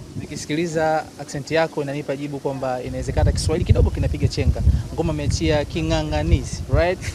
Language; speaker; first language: Swahili; native; Swahili